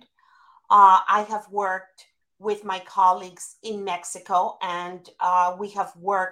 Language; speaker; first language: English; non-native, fluent; Spanish